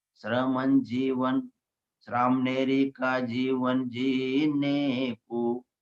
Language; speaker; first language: Hindi; non-native, local second language; Marathi